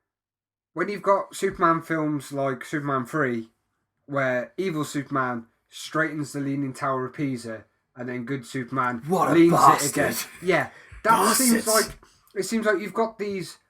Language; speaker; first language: English; native; English